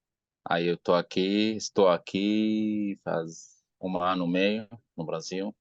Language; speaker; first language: Portuguese; non-native, learner; Arabic